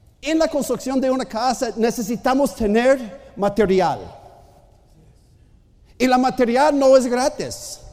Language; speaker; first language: Spanish; non-native, fluent; English